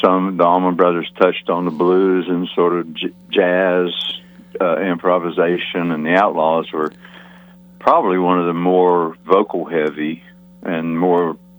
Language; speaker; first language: English; native; English